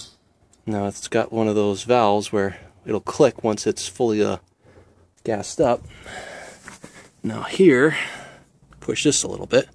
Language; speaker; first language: English; native; English